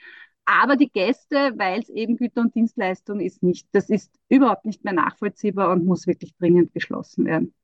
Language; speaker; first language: German; native; German